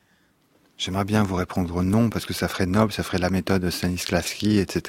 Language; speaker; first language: French; native; French